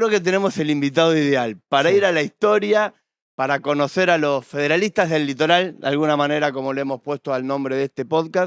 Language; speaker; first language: Spanish; native; Spanish